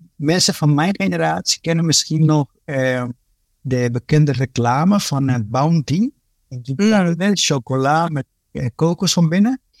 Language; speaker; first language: Dutch; early bilingual, other home language; Spanish